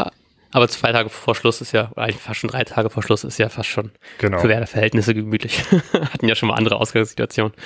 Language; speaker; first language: German; native; German